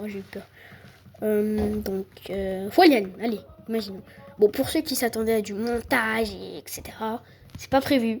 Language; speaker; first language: French; native; French